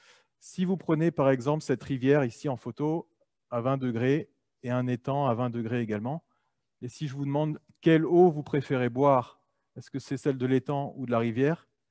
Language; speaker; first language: French; native; French